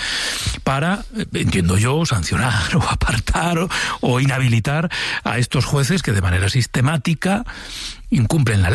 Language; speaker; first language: Spanish; native; Spanish